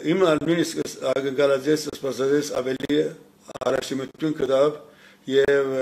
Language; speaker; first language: Armenian; early bilingual, heritage; Armenian